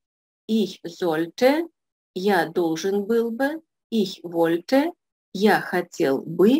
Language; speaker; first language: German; non-native, fluent; Russian